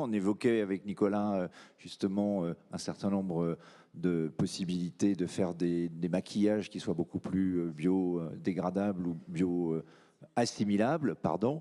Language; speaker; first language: French; native; French